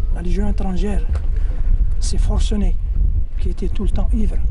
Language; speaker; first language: French; non-native, local second language; Arabic